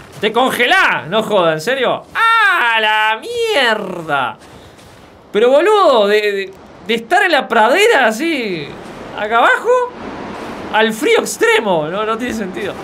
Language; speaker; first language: Spanish; native; Spanish